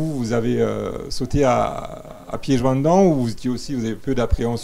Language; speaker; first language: French; native; French